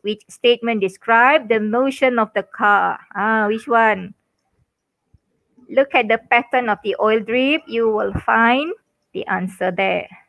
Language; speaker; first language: English; non-native, local second language; Malay